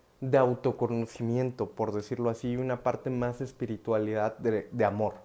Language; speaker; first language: Spanish; native; Spanish